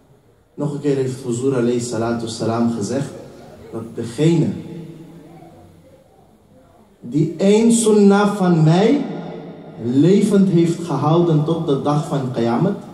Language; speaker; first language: Dutch; early bilingual, heritage; Urdu